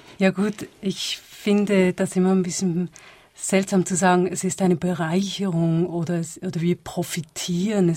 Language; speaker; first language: German; native; German